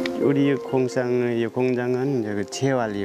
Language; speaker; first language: Korean; non-native, learner; Nepali